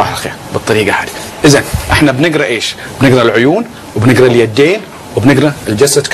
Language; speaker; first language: Arabic; native; Arabic